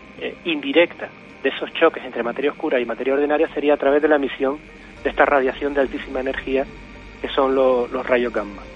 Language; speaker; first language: Spanish; native; Spanish